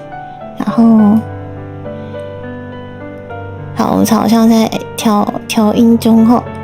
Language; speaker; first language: Chinese; native; Chinese